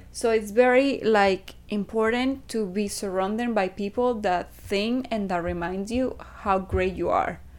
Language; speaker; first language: English; non-native, fluent; Spanish